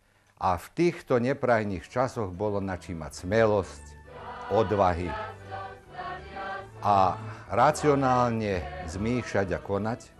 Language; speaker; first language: Slovak; native; Slovak